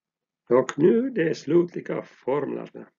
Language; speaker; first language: Swedish; non-native, local second language; Finnish